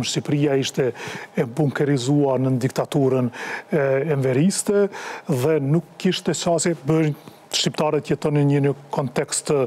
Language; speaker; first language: Albanian; native; Albanian